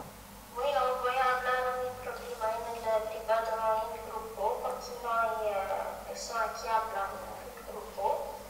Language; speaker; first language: Spanish; non-native, learner; Arabic